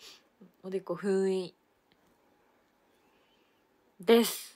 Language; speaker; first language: Japanese; native; Japanese